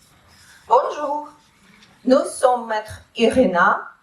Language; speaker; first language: French; non-native, learner; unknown